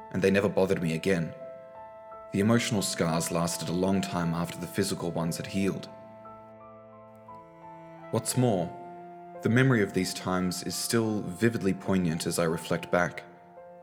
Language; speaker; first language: English; native; English